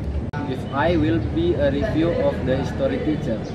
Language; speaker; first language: English; non-native, learner; Indonesian